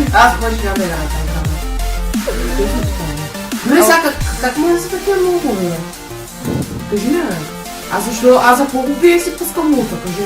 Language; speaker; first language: Bulgarian; native; Bulgarian